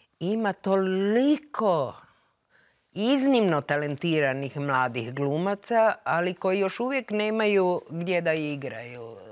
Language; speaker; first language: Croatian; native; Croatian